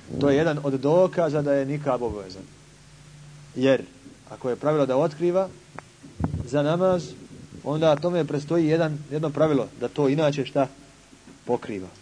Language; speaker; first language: Bosnian; native; Bosnian